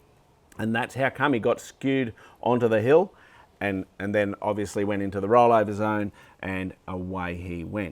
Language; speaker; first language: English; native; English